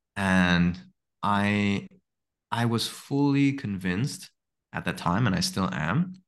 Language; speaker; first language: English; native; English